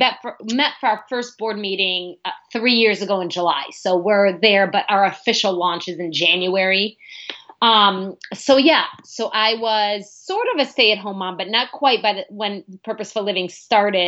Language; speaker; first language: English; early bilingual, other home language; Arabic